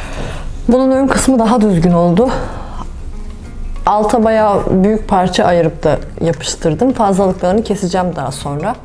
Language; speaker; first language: Turkish; native; Turkish